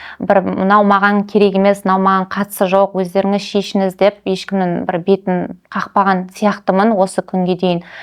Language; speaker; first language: Kazakh; non-native, local second language; Russian